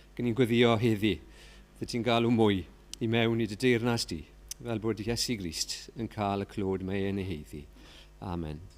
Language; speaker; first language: Welsh; native; Welsh